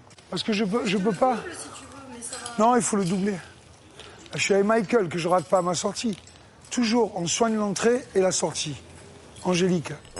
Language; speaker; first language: French; native; French